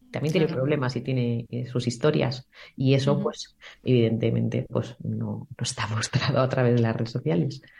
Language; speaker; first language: Spanish; native; Spanish